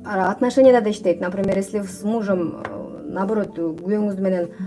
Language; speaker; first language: Russian; non-native, local second language; Kyrgyz